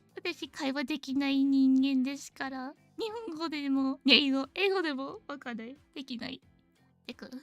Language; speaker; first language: Japanese; non-native, learner; English